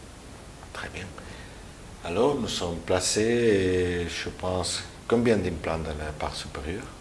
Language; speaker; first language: French; non-native, learner; Spanish